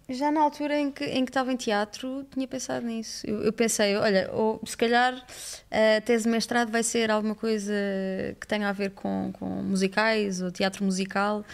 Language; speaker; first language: Portuguese; native; Portuguese